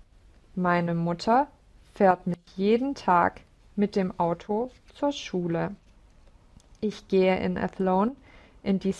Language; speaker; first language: German; non-native, learner; English